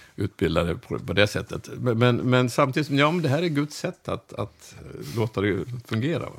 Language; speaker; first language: Swedish; native; Swedish